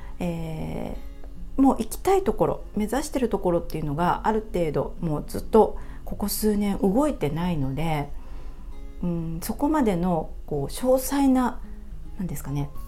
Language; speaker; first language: Japanese; native; Japanese